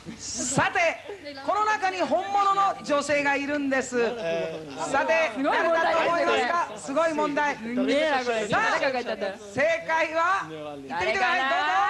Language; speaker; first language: Japanese; native; Japanese